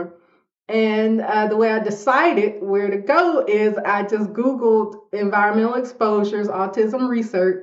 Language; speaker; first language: English; native; English